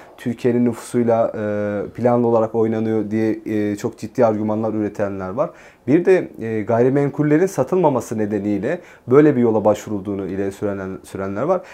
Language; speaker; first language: Turkish; native; Turkish